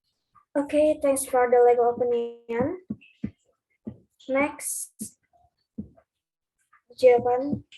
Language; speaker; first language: English; non-native, learner; Indonesian